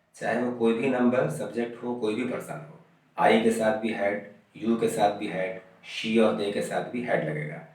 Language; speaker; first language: Hindi; native; Hindi